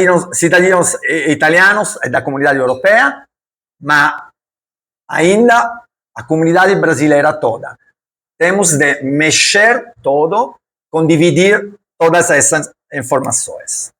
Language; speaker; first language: Portuguese; non-native, learner; Italian